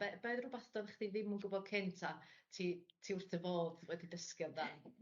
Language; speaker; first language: Welsh; native; Welsh